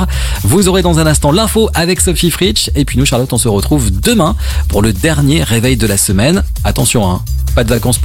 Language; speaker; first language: French; native; French